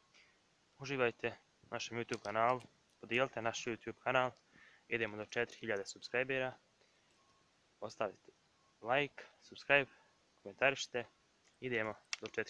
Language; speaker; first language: Serbian; native; Serbian